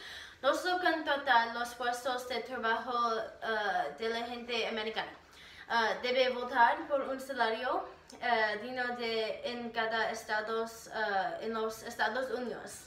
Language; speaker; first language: Spanish; non-native, learner; English